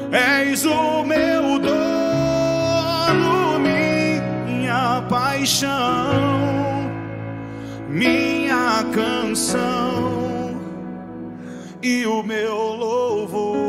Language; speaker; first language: Portuguese; native; Portuguese